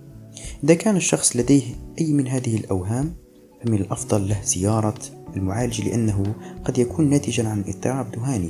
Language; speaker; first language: Arabic; native; Arabic